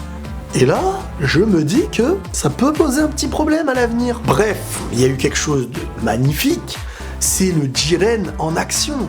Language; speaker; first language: French; native; French